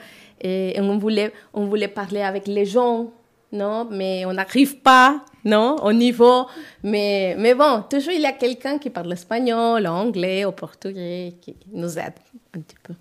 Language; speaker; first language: French; non-native, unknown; Spanish